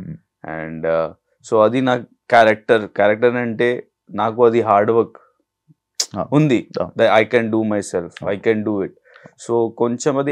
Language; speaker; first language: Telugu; non-native, local second language; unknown